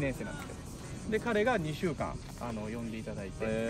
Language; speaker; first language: Japanese; native; Japanese